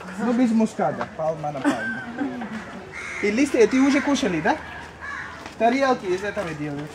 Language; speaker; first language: Russian; non-native, learner; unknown